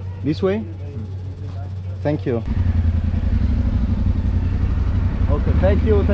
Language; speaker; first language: English; non-native, learner; Italian